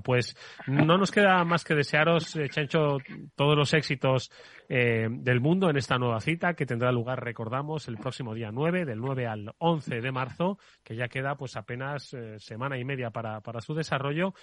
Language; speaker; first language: Spanish; native; Spanish